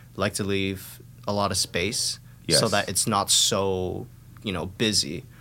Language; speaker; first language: English; non-native, fluent; Thai